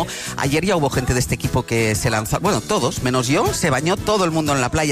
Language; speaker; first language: Spanish; native; Spanish